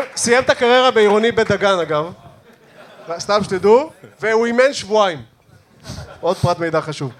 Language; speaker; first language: Hebrew; early bilingual, other home language; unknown